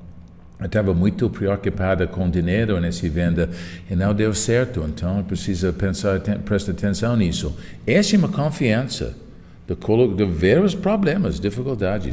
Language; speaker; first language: Portuguese; non-native, fluent; English